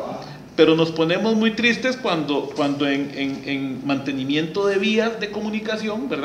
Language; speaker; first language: Spanish; native; Spanish